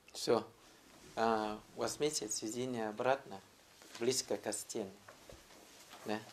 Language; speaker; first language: Russian; non-native, learner; Thai